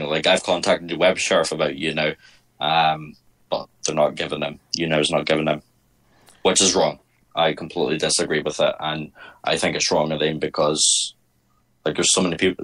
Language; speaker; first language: English; native; English